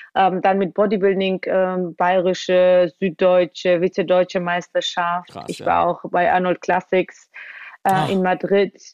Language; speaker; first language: German; early bilingual, other home language; Georgian